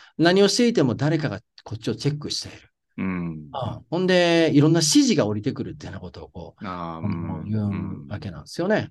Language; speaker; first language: Japanese; native; Japanese